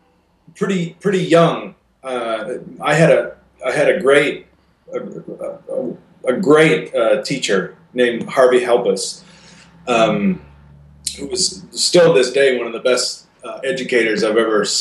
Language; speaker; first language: English; native; English